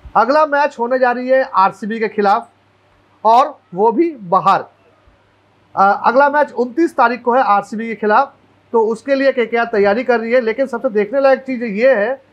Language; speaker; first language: Hindi; non-native, local second language; Bangla